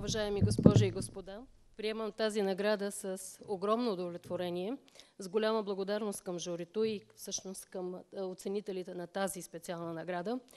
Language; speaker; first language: Bulgarian; native; Bulgarian